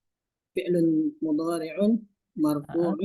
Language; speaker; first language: Arabic; non-native, learner; Indonesian